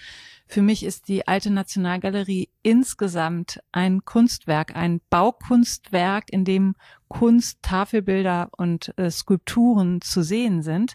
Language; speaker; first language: German; native; German